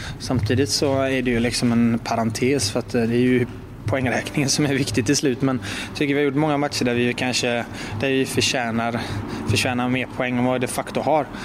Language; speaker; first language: Swedish; native; Swedish